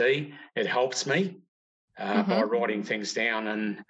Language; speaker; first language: English; native; English